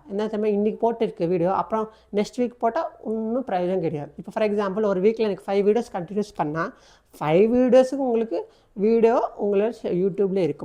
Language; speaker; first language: Tamil; non-native, local second language; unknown